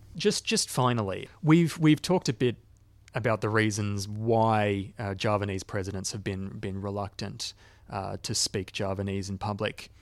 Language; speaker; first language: English; native; English